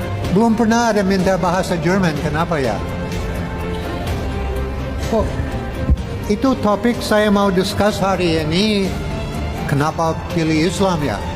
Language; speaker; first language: Indonesian; non-native, fluent; English